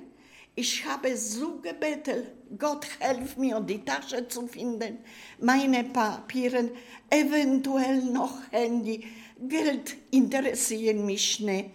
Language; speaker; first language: German; non-native, learner; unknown